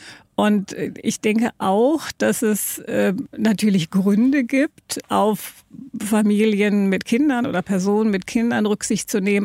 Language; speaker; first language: German; native; German